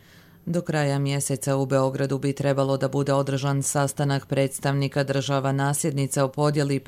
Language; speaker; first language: Serbian; native; Serbian